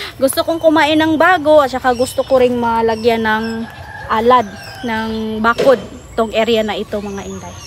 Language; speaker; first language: Filipino; non-native, local second language; Cebuano